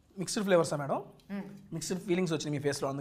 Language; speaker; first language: Telugu; native; Telugu